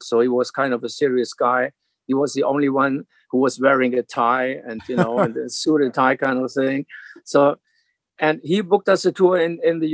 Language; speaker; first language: English; non-native, fluent; German